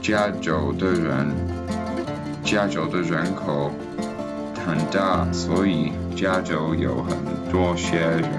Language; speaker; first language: Chinese; non-native, learner; English